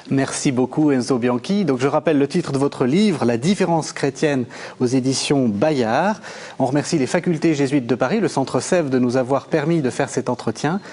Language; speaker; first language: French; native; French